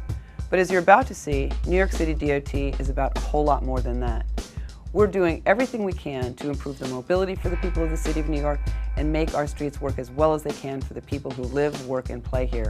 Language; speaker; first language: English; native; English